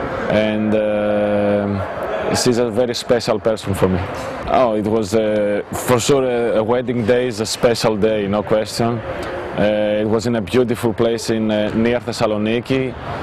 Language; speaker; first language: English; non-native, fluent; Greek